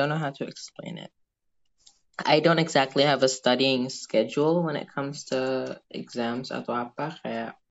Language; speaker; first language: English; non-native, fluent; Indonesian